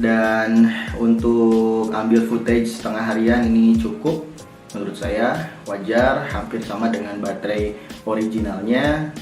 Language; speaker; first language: Indonesian; native; Indonesian